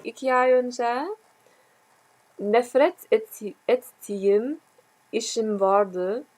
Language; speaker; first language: Turkish; non-native, learner; English